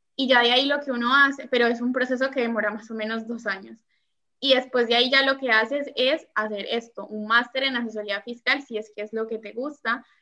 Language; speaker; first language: Spanish; native; Spanish